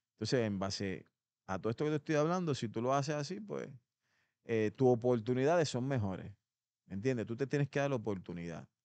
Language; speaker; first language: Spanish; native; Spanish